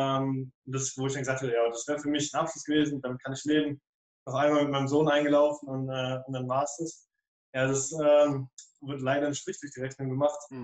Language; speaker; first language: German; native; German